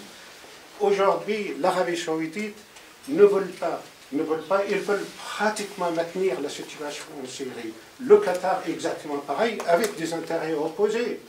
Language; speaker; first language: French; non-native, fluent; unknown